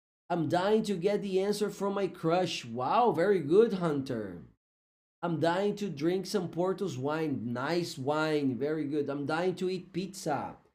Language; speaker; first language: English; non-native, fluent; Portuguese